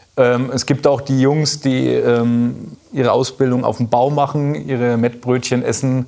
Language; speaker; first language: German; native; German